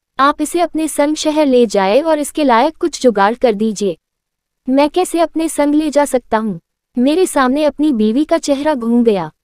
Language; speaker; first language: Hindi; native; Hindi